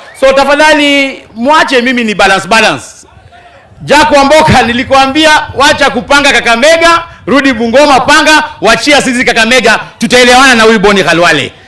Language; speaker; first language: Swahili; non-native, local second language; Luyia